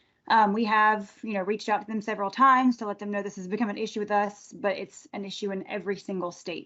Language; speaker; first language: English; native; English